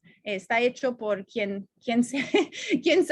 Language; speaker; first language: Spanish; non-native, fluent; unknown